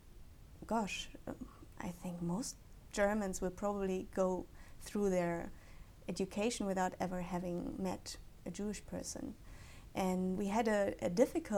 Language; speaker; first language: English; non-native, fluent; German